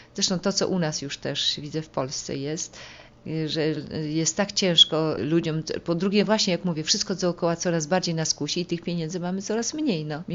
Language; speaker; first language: Polish; native; Polish